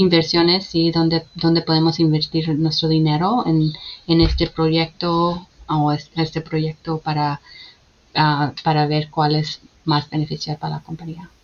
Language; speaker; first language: Spanish; early bilingual, heritage; Spanish